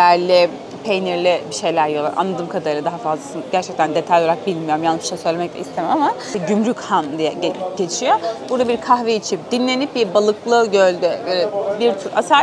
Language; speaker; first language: Turkish; native; Turkish